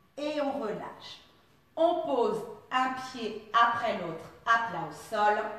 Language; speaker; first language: French; native; French